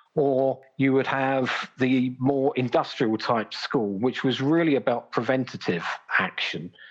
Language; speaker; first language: English; native; English